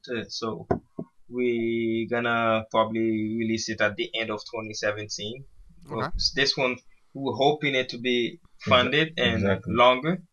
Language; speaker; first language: English; early bilingual, other home language; Haitian Creole